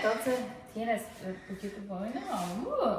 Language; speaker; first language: Spanish; non-native, learner; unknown